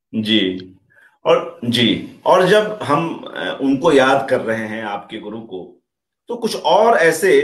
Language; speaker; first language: Hindi; native; Hindi